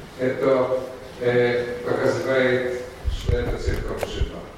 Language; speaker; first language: Russian; non-native, fluent; Polish